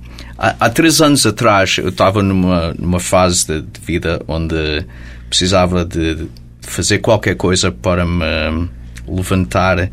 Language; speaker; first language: Portuguese; early bilingual, heritage; Portuguese